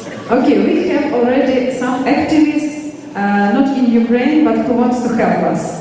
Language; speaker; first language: English; non-native, fluent; Ukrainian